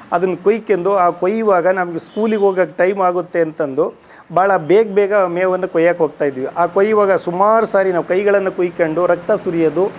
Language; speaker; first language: Kannada; native; Kannada